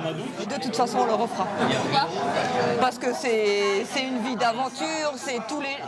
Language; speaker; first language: French; native; French